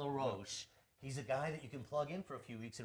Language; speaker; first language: English; native; English